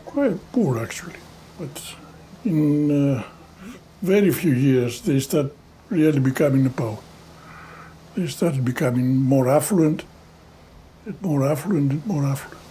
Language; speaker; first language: English; non-native, fluent; Greek